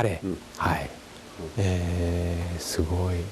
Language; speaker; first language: Japanese; non-native, fluent; Korean